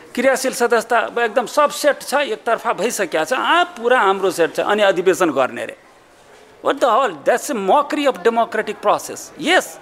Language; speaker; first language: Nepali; non-native, local second language; Maithili